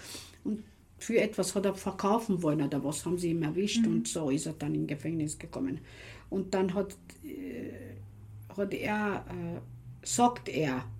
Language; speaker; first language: German; non-native, local second language; Romany